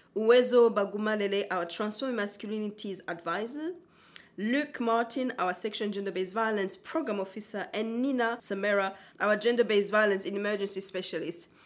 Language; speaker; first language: English; non-native, local second language; Kinyarwanda